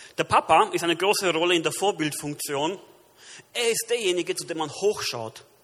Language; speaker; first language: German; early bilingual, other home language; Romanian